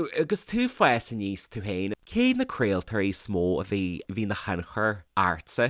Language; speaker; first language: Irish; native; Irish